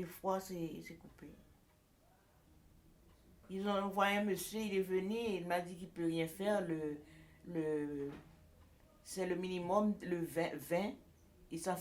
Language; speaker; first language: French; non-native, learner; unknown